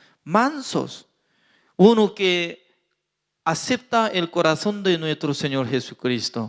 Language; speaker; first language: Spanish; non-native, fluent; Korean